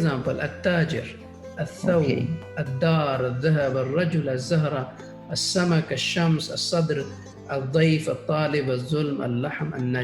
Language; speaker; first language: Arabic; non-native, fluent; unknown